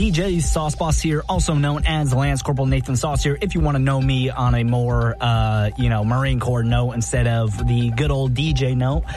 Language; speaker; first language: English; native; English